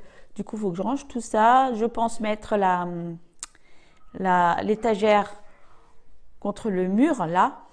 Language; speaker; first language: French; native; French